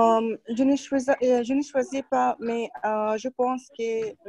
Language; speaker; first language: French; non-native, learner; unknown